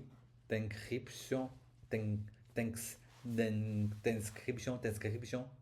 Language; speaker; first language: English; non-native, learner; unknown